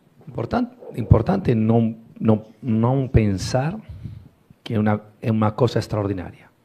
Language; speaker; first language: Portuguese; non-native, fluent; Spanish